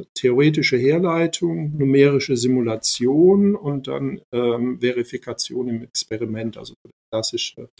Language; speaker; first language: German; early bilingual, other home language; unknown